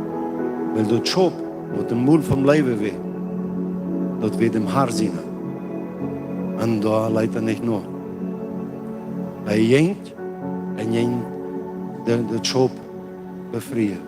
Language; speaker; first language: German; non-native, learner; Plautdietsch